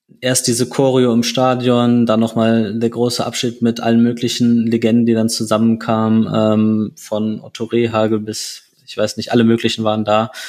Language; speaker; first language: German; native; German